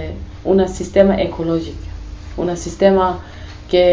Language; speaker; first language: Spanish; non-native, learner; Kurdish